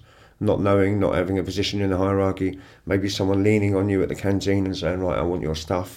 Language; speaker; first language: English; native; English